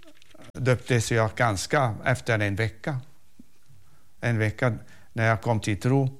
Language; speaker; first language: Swedish; non-native, fluent; Arabic